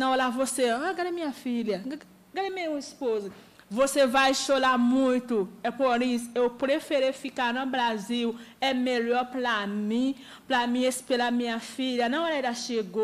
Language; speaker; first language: Portuguese; non-native, learner; Haitian Creole